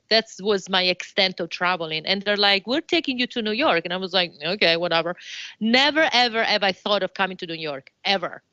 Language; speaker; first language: English; non-native, fluent; Italian